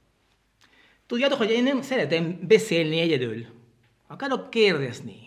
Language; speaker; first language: Hungarian; non-native, learner; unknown